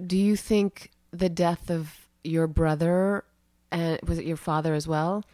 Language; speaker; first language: English; native; English